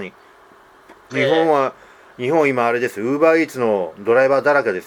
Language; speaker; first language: Japanese; native; Japanese